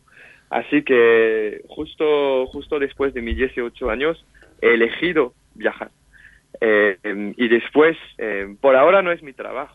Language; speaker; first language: Spanish; non-native, fluent; French